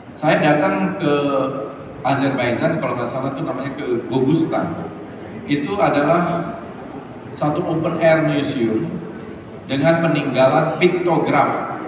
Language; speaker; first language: Indonesian; native; Indonesian